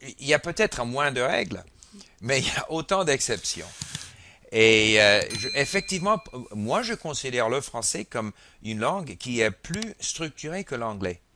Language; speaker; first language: French; native; French